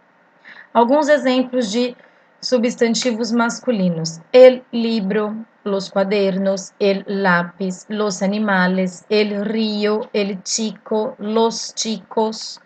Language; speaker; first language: Spanish; non-native, fluent; Portuguese